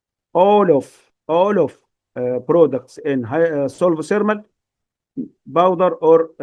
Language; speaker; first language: English; non-native, fluent; Arabic